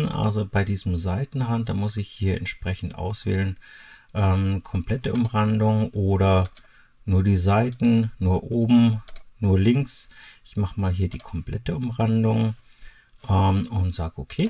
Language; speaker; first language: German; native; German